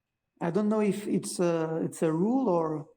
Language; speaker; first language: English; non-native, learner; Portuguese